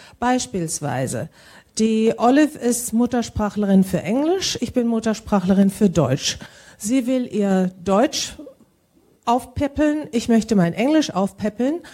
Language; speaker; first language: German; native; German